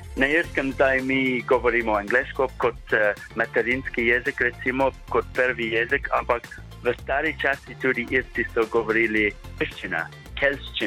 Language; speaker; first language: Slovenian; non-native, learner; English